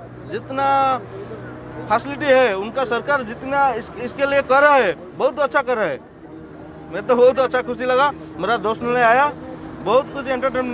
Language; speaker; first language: Hindi; non-native, local second language; Odia